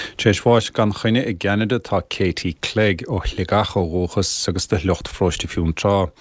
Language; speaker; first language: Irish; native; Irish